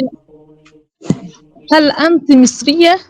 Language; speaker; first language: Arabic; non-native, learner; Bangla